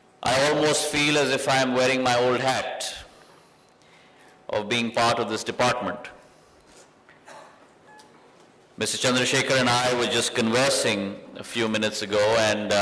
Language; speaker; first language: English; non-native, local second language; Hindi